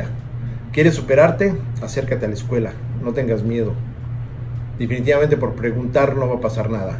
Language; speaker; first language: Spanish; native; Spanish